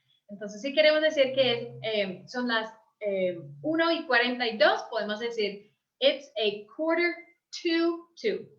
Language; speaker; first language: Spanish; early bilingual, heritage; English